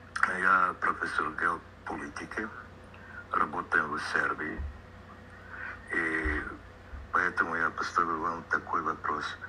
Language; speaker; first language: Russian; non-native, fluent; Serbian